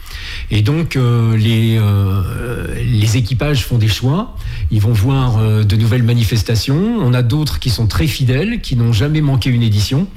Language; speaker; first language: French; native; French